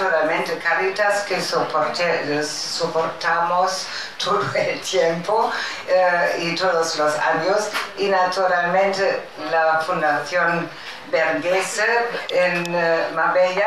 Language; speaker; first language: Spanish; non-native, learner; German